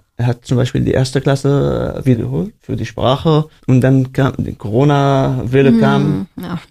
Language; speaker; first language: German; non-native, learner; Arabic